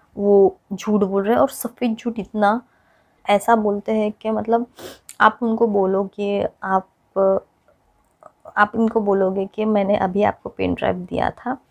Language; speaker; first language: Hindi; non-native, local second language; Marathi